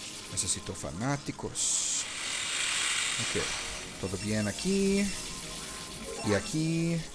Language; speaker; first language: Spanish; non-native, learner; English